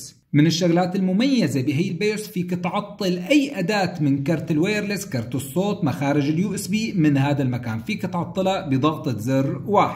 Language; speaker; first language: Arabic; native; Arabic